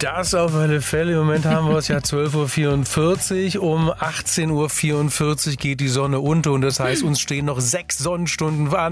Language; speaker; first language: German; native; German